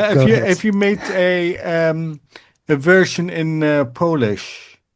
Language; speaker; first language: English; non-native, fluent; Dutch